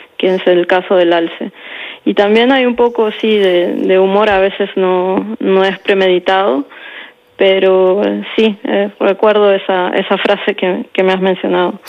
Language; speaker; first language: Spanish; native; Spanish